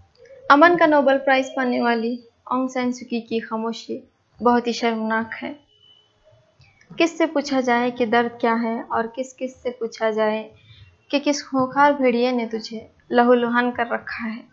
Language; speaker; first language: Hindi; native; Hindi